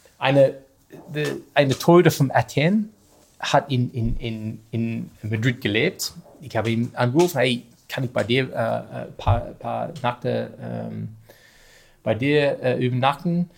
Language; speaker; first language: German; non-native, learner; English